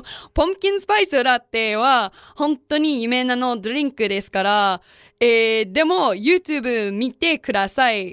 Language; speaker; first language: Japanese; non-native, learner; English